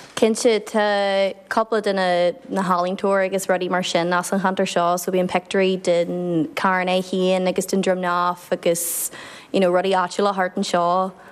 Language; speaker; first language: Irish; non-native, local second language; English